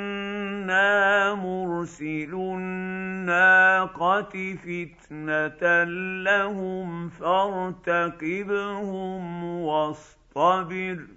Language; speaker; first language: Arabic; native; Arabic